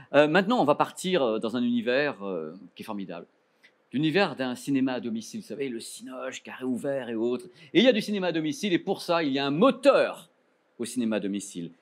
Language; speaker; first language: French; native; French